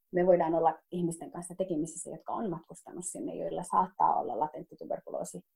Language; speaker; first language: Finnish; early bilingual, other home language; Somali